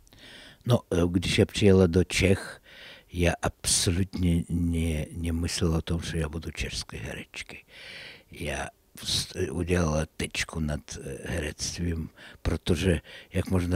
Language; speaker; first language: Czech; non-native, fluent; Russian